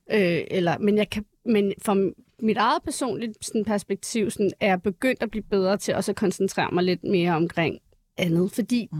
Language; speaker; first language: Danish; early bilingual, other home language; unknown